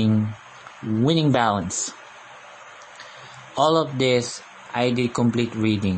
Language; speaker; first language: English; non-native, local second language; Filipino